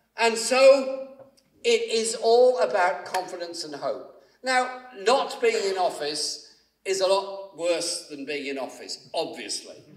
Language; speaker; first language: English; native; English